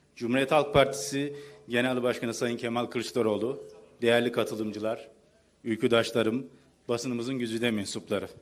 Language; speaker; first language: Turkish; native; Turkish